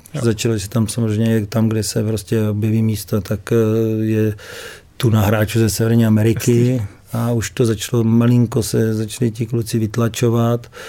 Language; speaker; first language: Czech; native; Czech